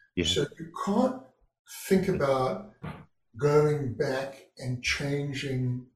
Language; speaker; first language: English; native; English